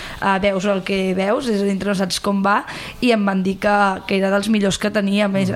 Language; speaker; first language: Catalan; native; Catalan